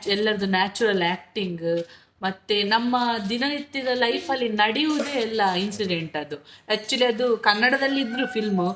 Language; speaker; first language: Kannada; non-native, local second language; Tulu